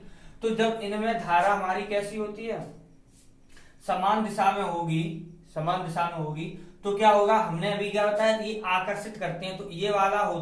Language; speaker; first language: Hindi; native; Hindi